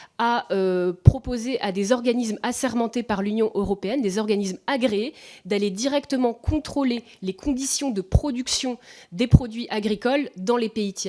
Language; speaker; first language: French; native; French